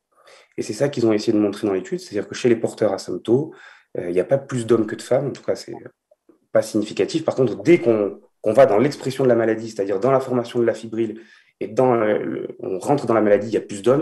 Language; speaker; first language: French; native; French